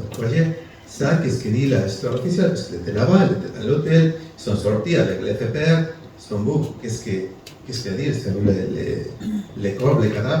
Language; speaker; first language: French; non-native, learner; Spanish